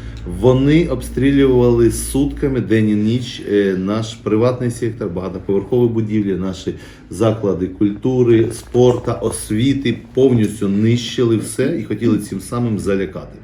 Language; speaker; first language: Ukrainian; native; Ukrainian